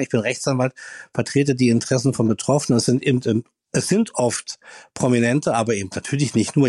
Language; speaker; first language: German; native; German